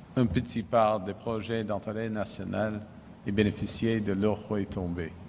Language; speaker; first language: French; non-native, fluent; English